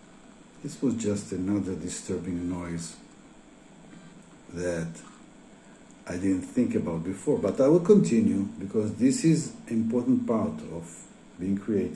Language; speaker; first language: English; non-native, fluent; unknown